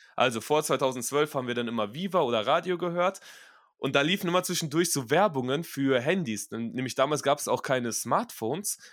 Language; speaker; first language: German; early bilingual, other home language; Russian